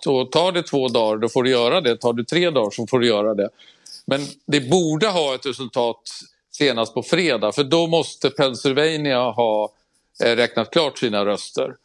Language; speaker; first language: Swedish; native; Swedish